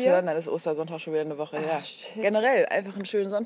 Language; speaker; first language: German; native; German